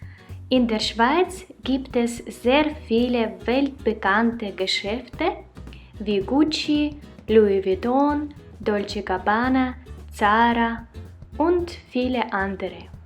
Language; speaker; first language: German; non-native, fluent; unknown